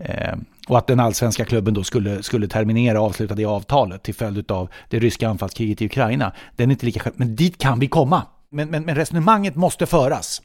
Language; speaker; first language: Swedish; native; Swedish